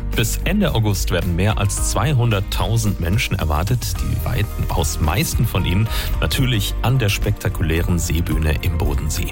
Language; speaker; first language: German; native; German